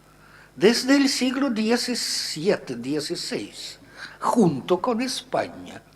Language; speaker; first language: Spanish; non-native, fluent; Russian